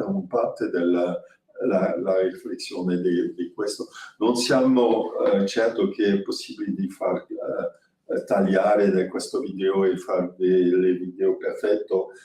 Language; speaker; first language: Italian; non-native, fluent; French